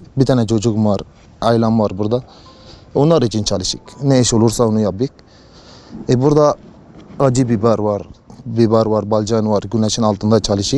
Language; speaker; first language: Turkish; non-native, learner; Arabic